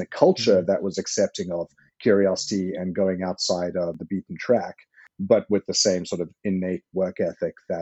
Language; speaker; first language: English; native; English